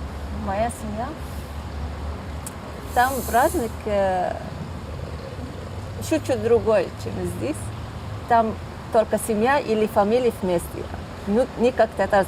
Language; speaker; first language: Russian; non-native, learner; Turkish